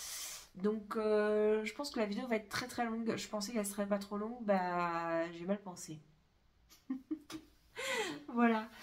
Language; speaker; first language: French; native; French